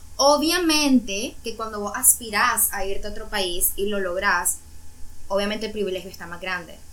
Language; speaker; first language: Spanish; native; Spanish